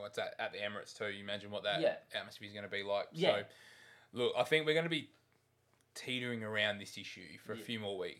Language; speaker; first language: English; native; English